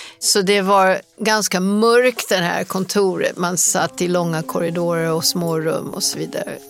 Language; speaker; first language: Swedish; non-native, fluent; English